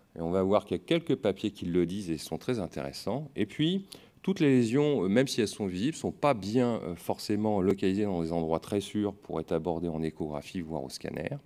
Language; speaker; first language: French; native; French